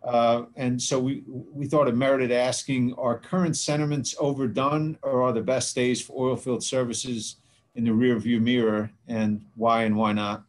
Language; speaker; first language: English; native; English